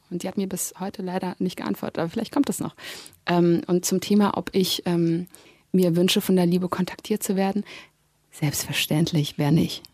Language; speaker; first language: German; native; German